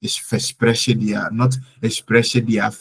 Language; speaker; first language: German; non-native, learner; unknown